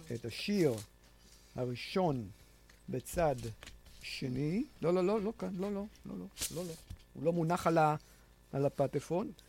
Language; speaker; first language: Hebrew; native; Hebrew